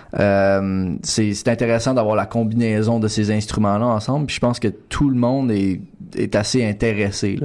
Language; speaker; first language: French; native; French